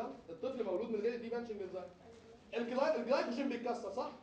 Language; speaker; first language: Arabic; native; Arabic